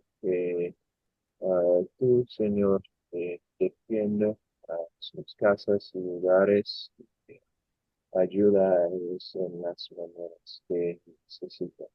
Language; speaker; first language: Spanish; non-native, fluent; English